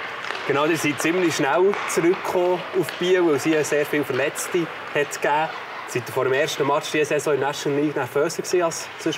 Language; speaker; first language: German; native; German